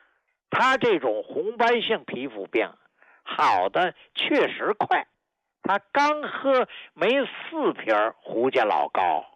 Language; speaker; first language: Chinese; native; Chinese